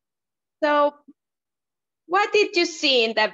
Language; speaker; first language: English; non-native, learner; Spanish